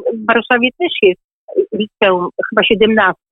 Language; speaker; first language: Polish; native; Polish